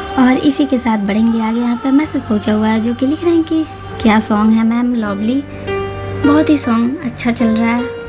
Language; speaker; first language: Hindi; native; Hindi